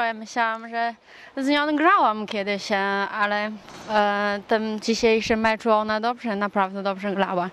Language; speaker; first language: Polish; non-native, learner; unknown